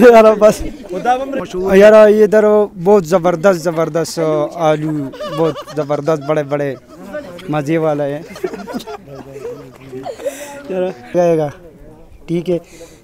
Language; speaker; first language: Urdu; non-native, local second language; Pashto